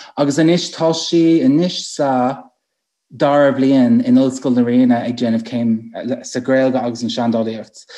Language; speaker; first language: Irish; non-native, local second language; English